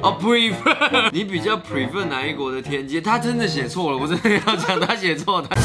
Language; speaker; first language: Chinese; native; Chinese